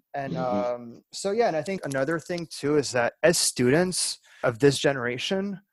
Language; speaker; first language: English; early bilingual, other home language; French